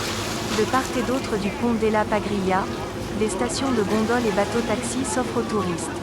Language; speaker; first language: French; native; French